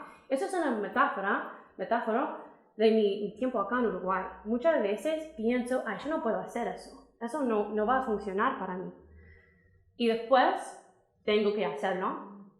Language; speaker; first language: Spanish; non-native, fluent; English